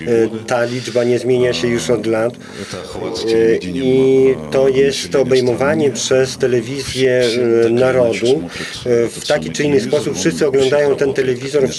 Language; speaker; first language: Polish; non-native, fluent; Russian